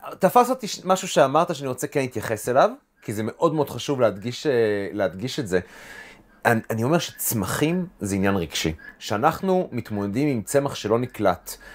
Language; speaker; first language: Hebrew; native; Hebrew